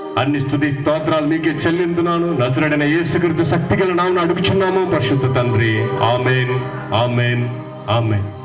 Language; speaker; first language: Telugu; non-native, learner; Tamil